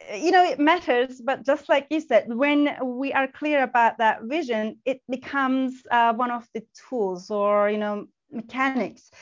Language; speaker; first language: English; non-native, fluent; Turkish